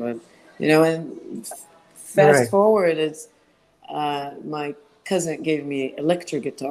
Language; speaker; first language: English; non-native, fluent; Hebrew